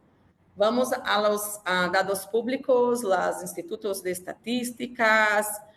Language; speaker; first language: Spanish; non-native, learner; Portuguese